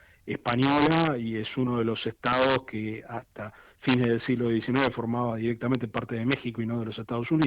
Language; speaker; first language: Spanish; native; Spanish